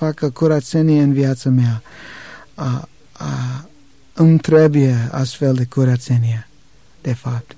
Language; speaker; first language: Romanian; non-native, learner; English